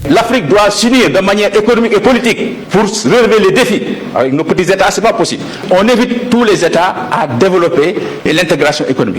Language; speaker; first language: French; non-native, local second language; Wolof